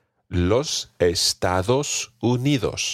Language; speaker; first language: Spanish; non-native, fluent; English